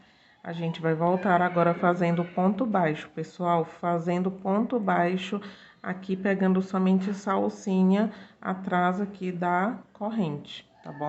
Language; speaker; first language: Portuguese; native; Portuguese